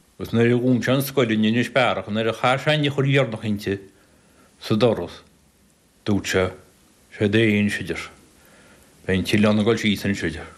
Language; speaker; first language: Irish; native; Irish